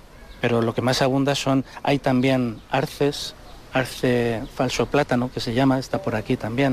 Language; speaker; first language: Spanish; native; Spanish